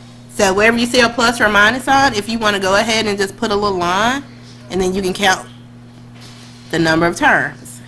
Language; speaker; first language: English; native; English